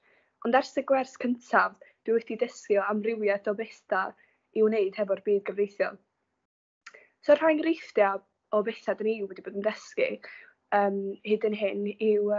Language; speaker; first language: Welsh; non-native, local second language; English